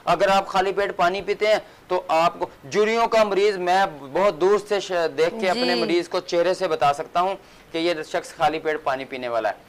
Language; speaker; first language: Urdu; native; Urdu